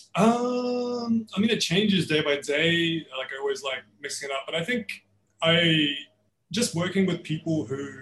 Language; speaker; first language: English; native; English